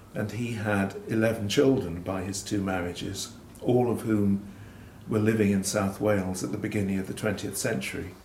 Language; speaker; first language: English; native; English